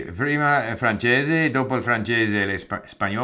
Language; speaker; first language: Italian; non-native, fluent; English